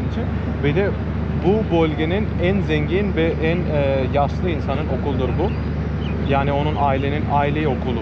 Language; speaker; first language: Turkish; non-native, fluent; Bangla